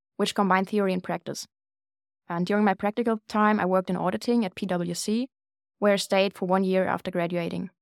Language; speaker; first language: English; non-native, fluent; German